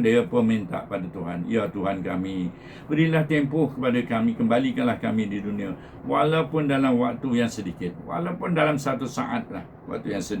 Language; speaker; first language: Malay; native; Malay